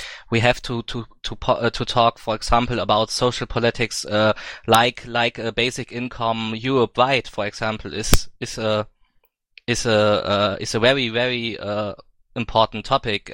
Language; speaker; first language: English; non-native, fluent; German